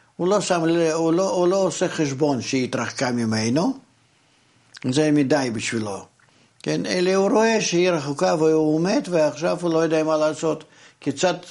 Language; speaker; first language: Hebrew; non-native, fluent; Russian